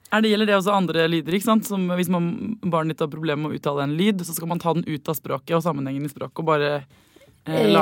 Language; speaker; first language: Norwegian; native; Norwegian